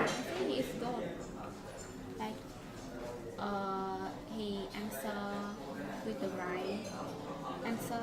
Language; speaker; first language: English; non-native, learner; Khmer